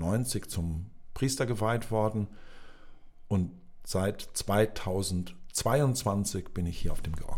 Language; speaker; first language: German; native; German